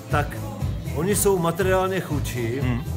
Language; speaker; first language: Czech; non-native, local second language; Polish